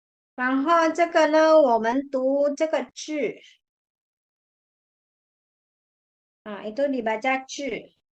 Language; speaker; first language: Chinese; non-native, fluent; Indonesian